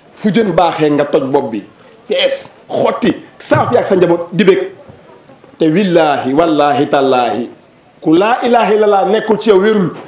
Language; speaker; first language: Wolof; native; Wolof